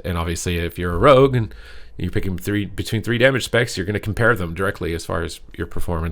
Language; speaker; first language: English; native; English